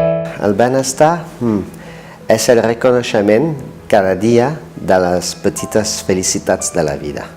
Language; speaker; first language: Catalan; non-native, fluent; French